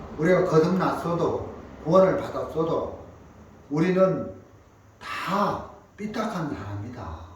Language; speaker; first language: Korean; native; Korean